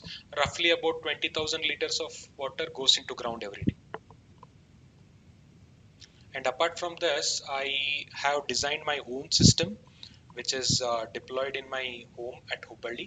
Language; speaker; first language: English; non-native, local second language; Kannada